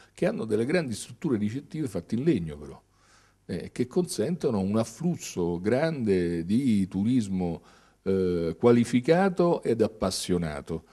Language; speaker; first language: Italian; native; Italian